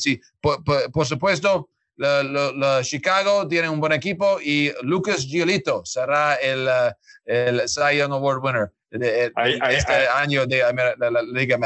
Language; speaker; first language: Spanish; non-native, learner; English